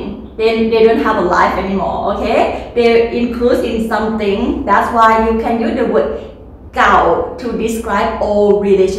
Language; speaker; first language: English; non-native, learner; Thai